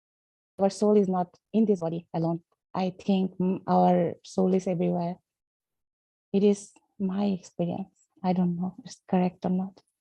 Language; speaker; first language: English; non-native, learner; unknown